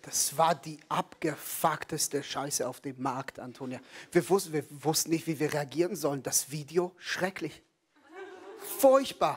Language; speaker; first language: German; non-native, fluent; Hebrew